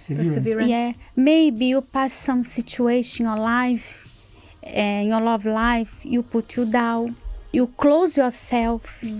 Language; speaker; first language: English; non-native, learner; Portuguese